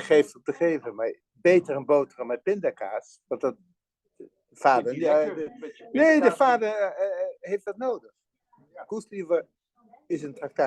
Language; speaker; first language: Dutch; native; Dutch